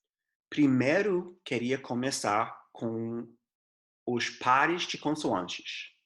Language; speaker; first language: Portuguese; non-native, fluent; English